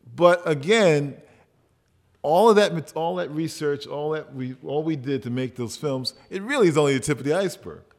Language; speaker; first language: English; native; English